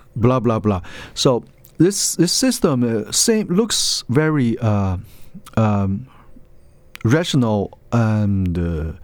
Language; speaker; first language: English; non-native, learner; Chinese